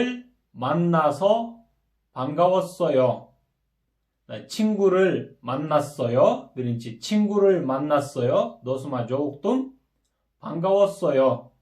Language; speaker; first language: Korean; non-native, fluent; Kyrgyz